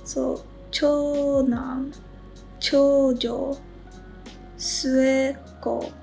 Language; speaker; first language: Japanese; non-native, learner; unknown